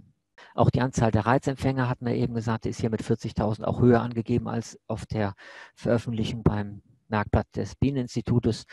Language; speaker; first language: German; native; German